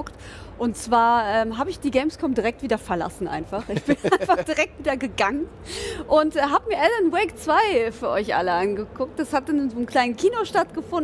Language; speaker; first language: German; native; German